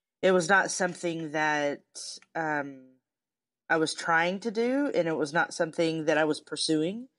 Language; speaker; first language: English; native; English